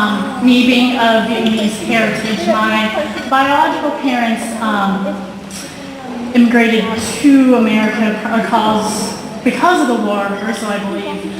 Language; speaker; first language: English; early bilingual, heritage; Vietnamese